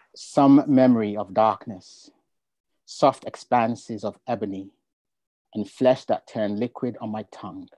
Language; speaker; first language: English; non-native, local second language; Ga